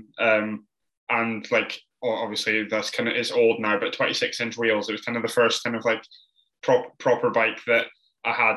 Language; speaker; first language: English; native; English